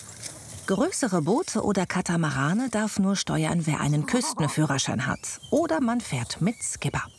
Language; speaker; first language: German; native; German